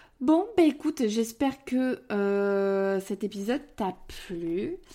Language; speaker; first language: French; native; French